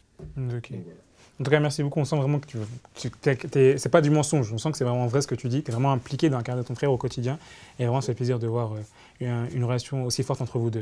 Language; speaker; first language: French; native; French